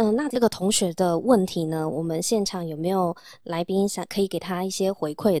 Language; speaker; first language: Chinese; native; Chinese